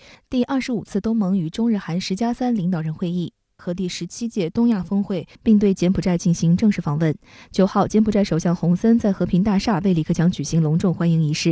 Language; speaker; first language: Chinese; native; Chinese